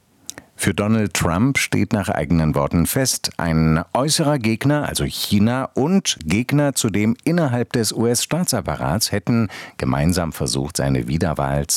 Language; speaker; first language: German; native; German